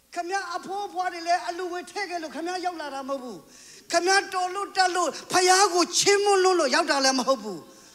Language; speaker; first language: Burmese; non-native, local second language; S'gaw Karen